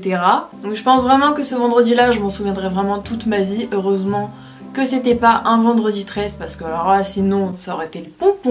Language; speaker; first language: French; native; French